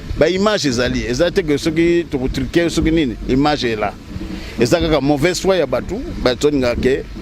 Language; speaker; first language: Lingala; non-native, local second language; Kongo